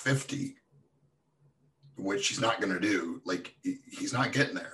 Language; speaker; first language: English; native; English